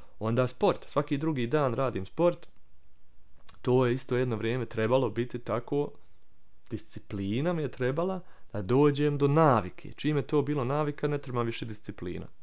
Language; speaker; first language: Serbian; early bilingual, heritage; Croatian